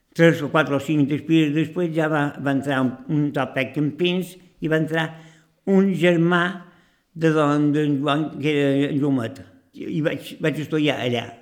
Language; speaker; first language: Catalan; native; Catalan